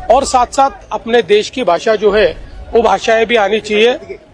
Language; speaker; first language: Hindi; non-native, local second language; Marathi